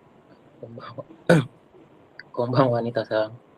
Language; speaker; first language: Japanese; non-native, fluent; Indonesian